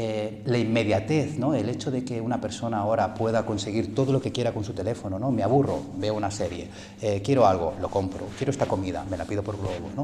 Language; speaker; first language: Spanish; early bilingual, other home language; Korean